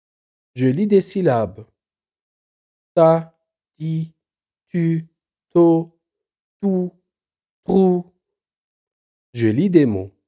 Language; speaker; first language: French; non-native, local second language; Arabic